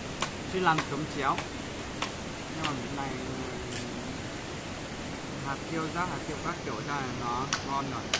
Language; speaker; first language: Vietnamese; non-native, local second language; Hmong